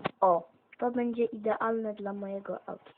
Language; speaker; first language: Polish; native; Polish